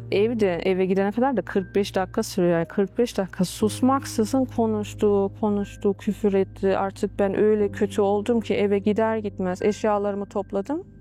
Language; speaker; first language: Turkish; early bilingual, heritage; Turkish